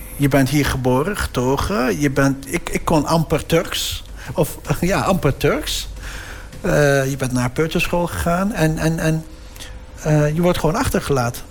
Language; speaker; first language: Dutch; early bilingual, other home language; Turkish